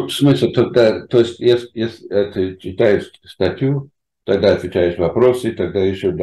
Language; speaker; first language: Russian; non-native, fluent; English